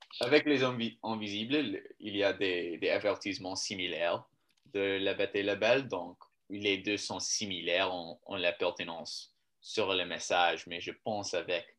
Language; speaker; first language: French; non-native, learner; English